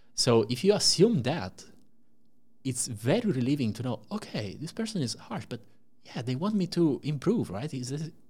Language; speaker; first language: English; non-native, fluent; Italian